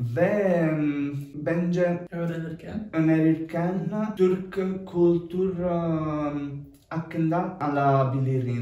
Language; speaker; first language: Turkish; non-native, learner; Italian